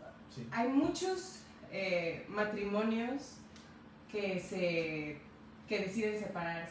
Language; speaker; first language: Spanish; native; Spanish